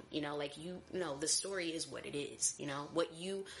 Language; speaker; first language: English; native; English